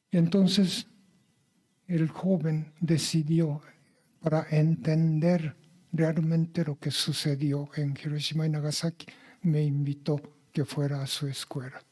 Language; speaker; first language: Spanish; non-native, fluent; Japanese